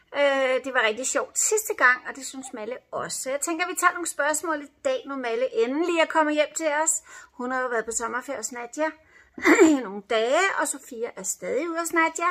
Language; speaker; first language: Danish; native; Danish